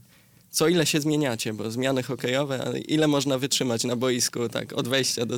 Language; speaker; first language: Polish; native; Polish